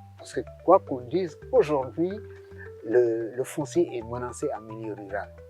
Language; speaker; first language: French; non-native, local second language; Serer